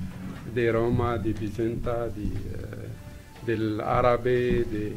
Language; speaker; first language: Spanish; non-native, fluent; Arabic